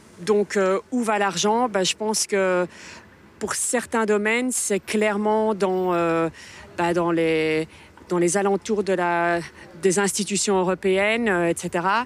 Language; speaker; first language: French; early bilingual, other home language; Spanish